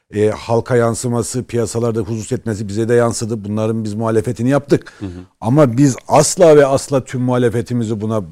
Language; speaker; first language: Turkish; native; Turkish